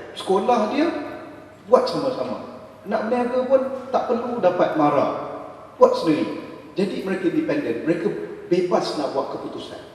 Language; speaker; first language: Malay; native; Malay